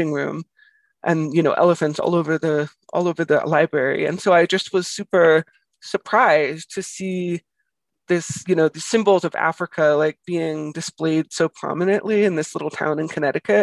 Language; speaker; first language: English; native; English